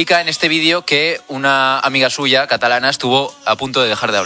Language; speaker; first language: Spanish; non-native, local second language; Catalan